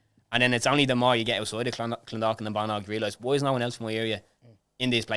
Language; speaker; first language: English; native; English